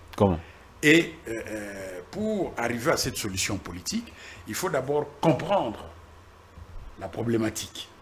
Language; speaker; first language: French; non-native, local second language; Lingala